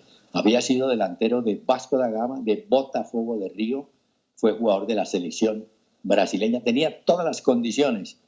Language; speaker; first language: Spanish; native; Spanish